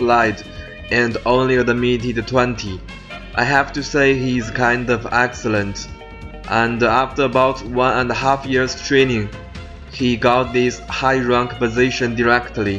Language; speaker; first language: English; non-native, learner; Chinese